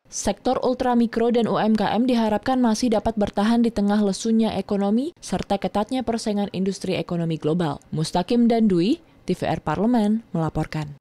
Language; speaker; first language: Indonesian; native; Indonesian